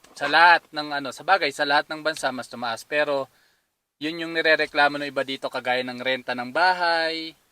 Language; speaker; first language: Filipino; native; Filipino